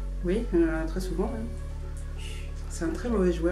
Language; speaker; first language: French; native; French